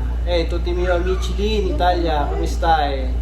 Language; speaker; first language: Italian; non-native, learner; Filipino